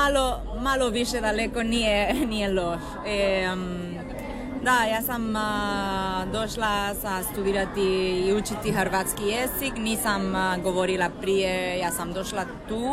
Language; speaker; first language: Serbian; non-native, learner; Spanish